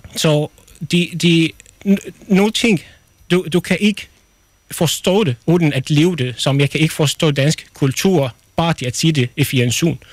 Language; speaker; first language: Danish; non-native, learner; Arabic